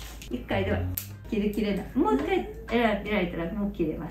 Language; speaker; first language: Japanese; native; Japanese